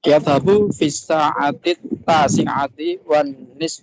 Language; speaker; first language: Arabic; non-native, learner; Indonesian